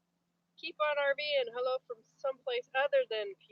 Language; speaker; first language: English; native; English